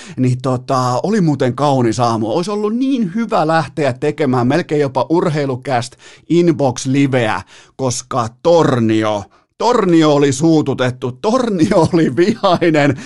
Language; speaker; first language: Finnish; native; Finnish